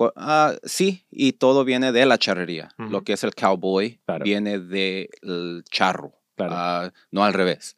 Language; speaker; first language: Spanish; early bilingual, heritage; Spanish